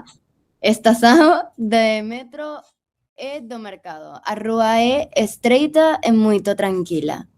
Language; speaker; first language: Portuguese; non-native, learner; Spanish